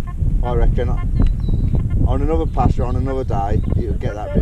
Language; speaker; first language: English; native; English